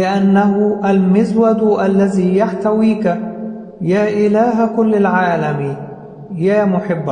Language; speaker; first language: Arabic; native; Arabic